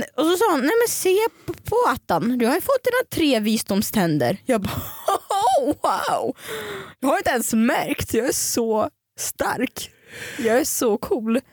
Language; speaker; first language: Swedish; early bilingual, other home language; Russian